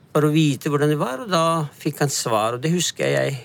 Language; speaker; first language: Norwegian; non-native, fluent; Punjabi